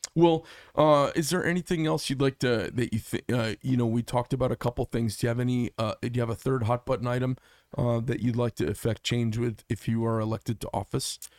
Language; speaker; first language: English; native; English